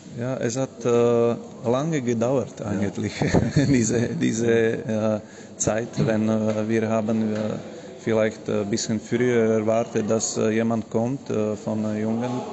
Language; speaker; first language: German; non-native, fluent; Slovak